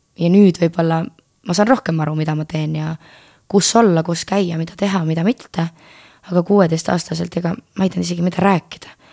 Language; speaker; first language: Estonian; native; Estonian